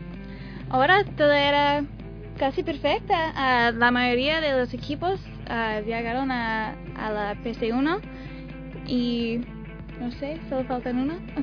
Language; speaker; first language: Spanish; non-native, learner; English